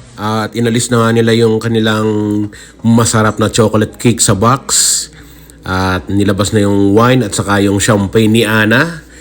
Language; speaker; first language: Filipino; native; Filipino